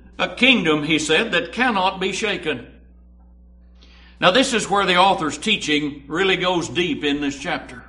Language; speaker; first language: English; native; English